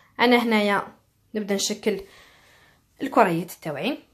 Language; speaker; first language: Arabic; native; Arabic